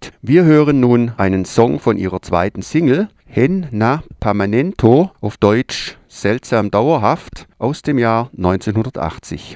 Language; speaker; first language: German; native; German